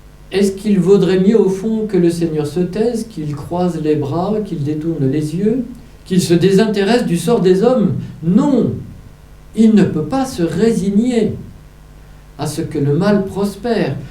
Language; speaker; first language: French; native; French